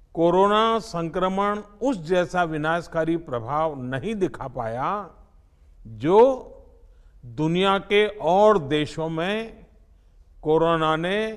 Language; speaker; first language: Hindi; non-native, local second language; Gujarati